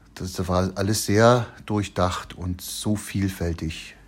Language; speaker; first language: German; native; German